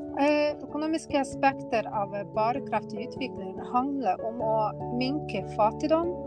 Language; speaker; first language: Norwegian; non-native, fluent; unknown